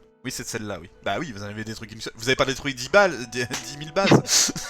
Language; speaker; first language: French; native; French